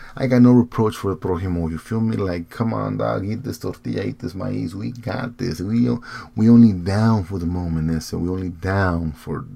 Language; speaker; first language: English; early bilingual, heritage; Spanish